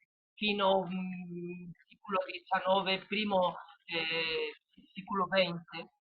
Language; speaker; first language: Italian; non-native, learner; Spanish